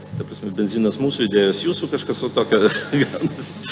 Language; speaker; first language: Lithuanian; native; Lithuanian